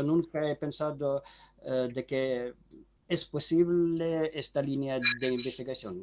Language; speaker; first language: Spanish; non-native, fluent; Ukrainian